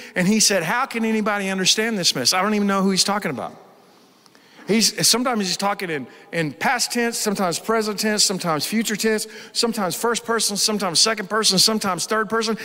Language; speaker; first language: English; native; English